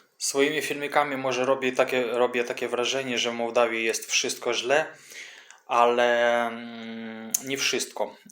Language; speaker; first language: Polish; non-native, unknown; Ukrainian